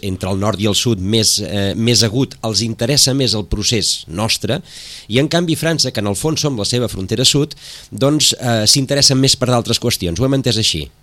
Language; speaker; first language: Catalan; native; Catalan